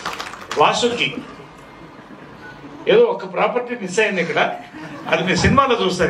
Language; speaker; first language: Telugu; native; Telugu